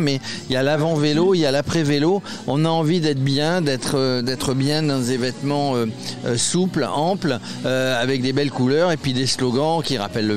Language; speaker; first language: French; native; French